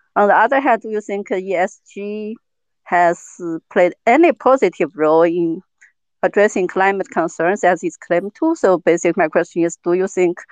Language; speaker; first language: English; non-native, fluent; Chinese